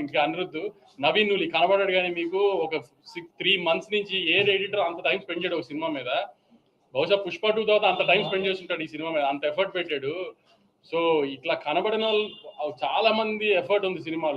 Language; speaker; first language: Telugu; native; Telugu